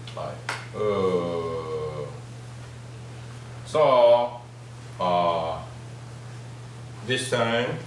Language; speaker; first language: English; non-native, fluent; Japanese